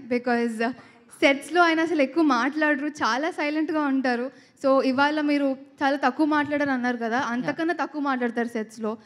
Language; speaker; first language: Telugu; native; Telugu